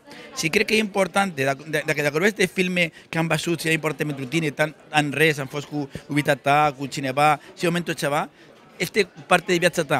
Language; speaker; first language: Romanian; non-native, learner; Spanish